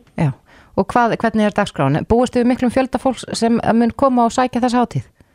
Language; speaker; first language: Icelandic; native; Icelandic